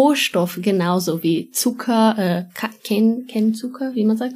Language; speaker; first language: German; non-native, learner; Portuguese